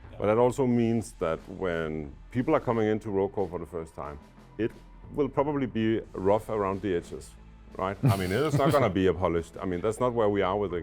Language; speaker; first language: English; non-native, fluent; Danish